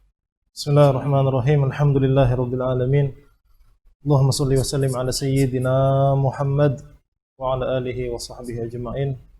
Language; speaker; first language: Arabic; non-native, fluent; Indonesian